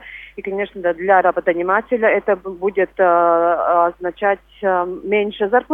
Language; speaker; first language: Russian; non-native, local second language; Latvian